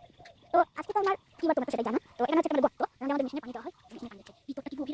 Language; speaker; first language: Bangla; native; Bangla